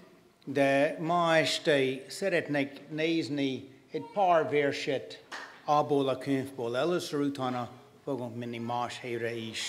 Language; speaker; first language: Hungarian; non-native, fluent; English